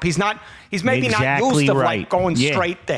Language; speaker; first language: English; native; English